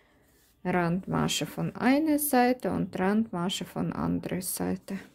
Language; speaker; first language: German; non-native, learner; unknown